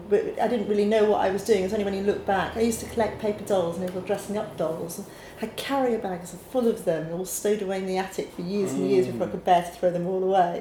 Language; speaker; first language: English; native; English